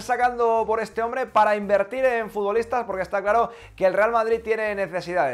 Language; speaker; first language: Spanish; native; Spanish